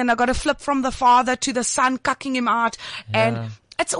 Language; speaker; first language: English; native; English